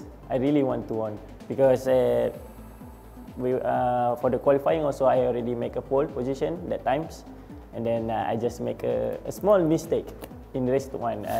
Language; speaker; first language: English; non-native, learner; Malay